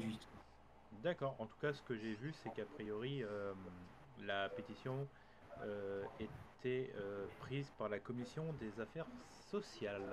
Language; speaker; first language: French; native; French